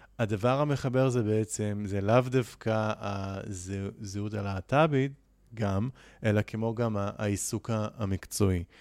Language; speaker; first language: Hebrew; native; Hebrew